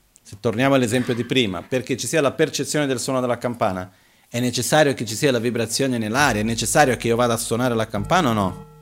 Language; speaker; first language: Italian; non-native, fluent; Portuguese